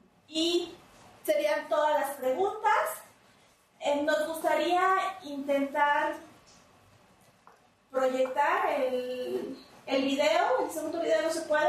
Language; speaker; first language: Spanish; native; Spanish